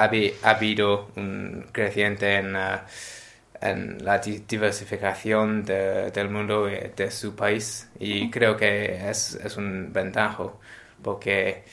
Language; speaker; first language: Spanish; non-native, learner; English